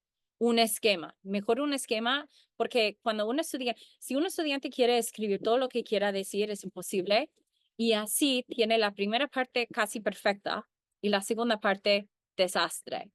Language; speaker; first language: Spanish; early bilingual, heritage; Spanish